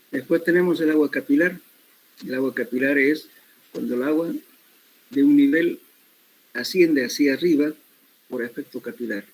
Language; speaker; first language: Spanish; native; Spanish